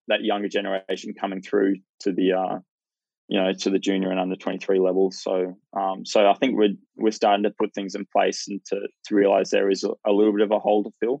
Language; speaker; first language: English; native; English